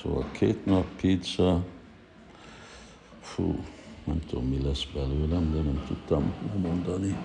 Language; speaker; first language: Hungarian; early bilingual, heritage; Hungarian